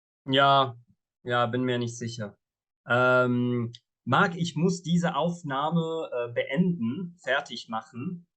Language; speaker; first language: German; non-native, fluent; Arabic